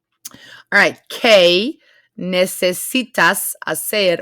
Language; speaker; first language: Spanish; non-native, fluent; English